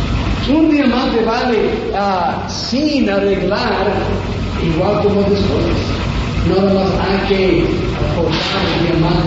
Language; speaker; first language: Spanish; non-native, fluent; English